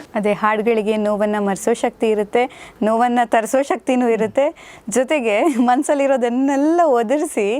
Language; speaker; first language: Kannada; native; Kannada